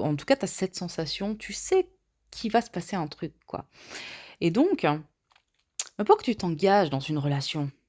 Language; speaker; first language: French; native; French